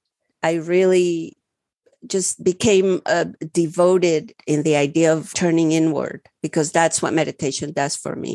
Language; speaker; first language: English; early bilingual, other home language; Spanish